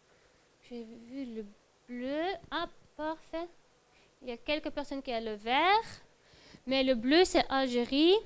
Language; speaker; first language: French; non-native, fluent; Dutch